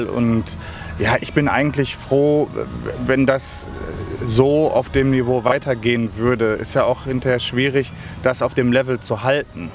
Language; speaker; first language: German; native; German